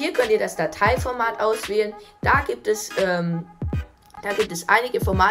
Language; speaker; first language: German; native; German